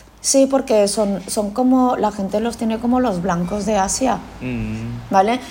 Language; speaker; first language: Spanish; early bilingual, other home language; Korean